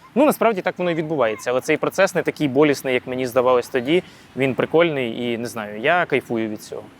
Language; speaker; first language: Ukrainian; non-native, local second language; Russian